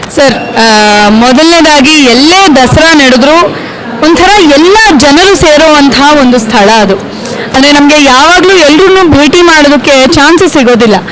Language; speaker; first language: Kannada; native; Kannada